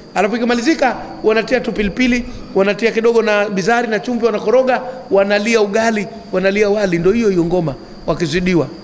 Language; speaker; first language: Swahili; native; Swahili